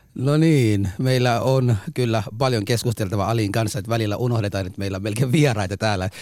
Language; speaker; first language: Finnish; non-native, fluent; Somali